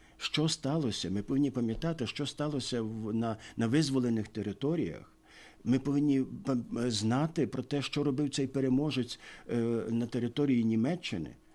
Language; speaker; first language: Ukrainian; native; Ukrainian